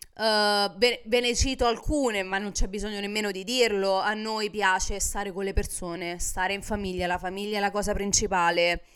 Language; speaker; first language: Italian; native; Italian